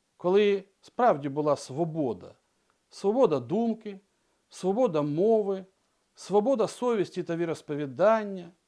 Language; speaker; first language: Ukrainian; non-native, local second language; Russian